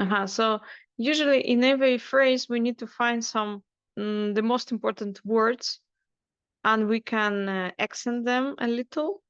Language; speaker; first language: English; non-native, fluent; Russian